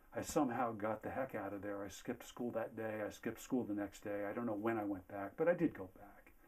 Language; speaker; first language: English; native; English